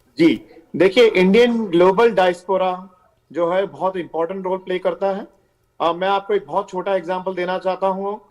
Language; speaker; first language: Hindi; native; Hindi